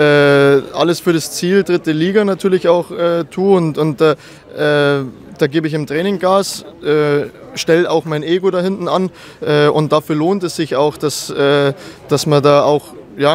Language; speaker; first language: German; native; German